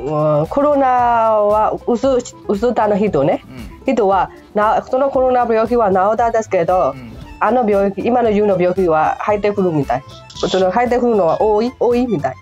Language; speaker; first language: Japanese; non-native, fluent; Burmese